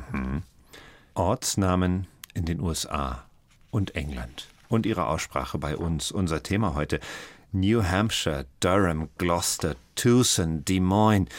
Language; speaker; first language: German; native; German